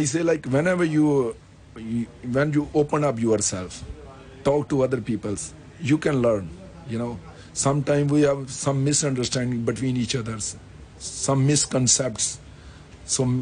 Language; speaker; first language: English; non-native, local second language; Punjabi